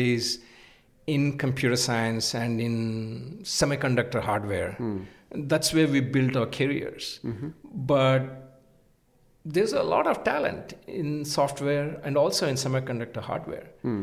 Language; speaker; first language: English; non-native, local second language; Telugu